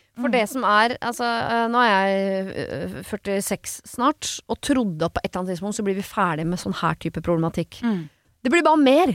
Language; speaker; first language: Norwegian; native; Norwegian